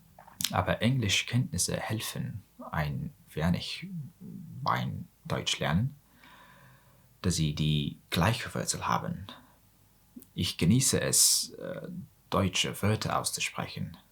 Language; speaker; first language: German; non-native, learner; Mongolian